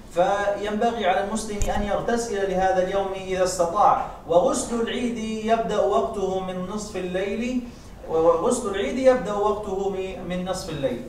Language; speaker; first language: Arabic; native; Arabic